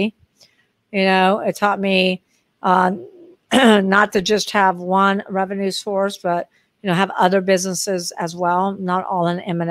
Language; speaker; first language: English; native; English